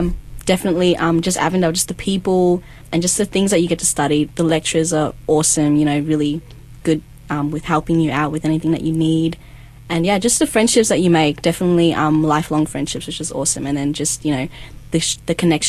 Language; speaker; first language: English; native; English